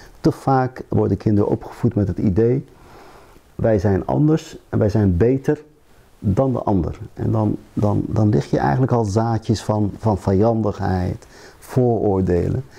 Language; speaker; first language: Dutch; early bilingual, other home language; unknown